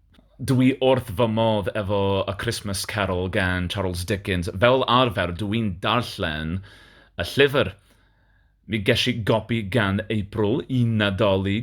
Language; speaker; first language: Welsh; non-native, learner; English